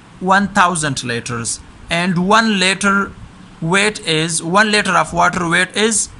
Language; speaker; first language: English; non-native, local second language; Urdu